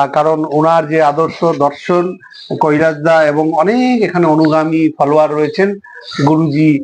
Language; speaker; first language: Bangla; native; Bangla